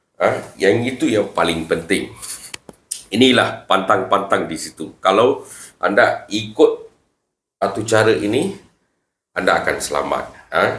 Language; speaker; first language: Malay; non-native, local second language; Tamil